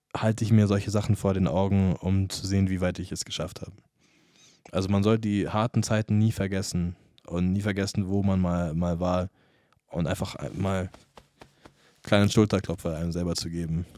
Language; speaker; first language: German; non-native, fluent; English